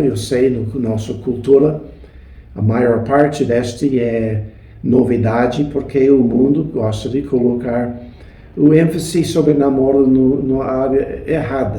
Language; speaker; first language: Portuguese; non-native, fluent; English